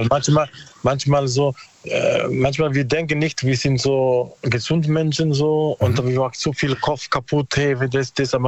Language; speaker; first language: German; non-native, learner; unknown